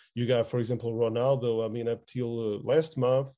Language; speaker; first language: English; non-native, fluent; Portuguese